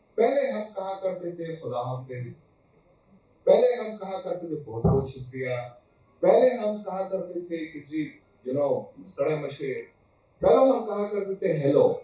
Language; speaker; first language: Urdu; non-native, local second language; Pashto